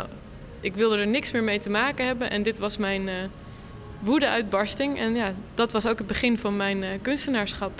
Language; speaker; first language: Dutch; native; Dutch